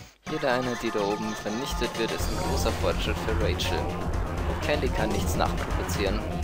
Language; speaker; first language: German; native; German